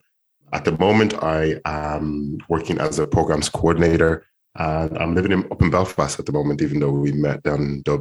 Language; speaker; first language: English; native; English